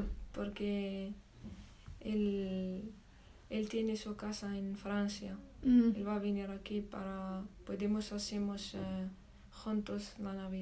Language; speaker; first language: Spanish; non-native, learner; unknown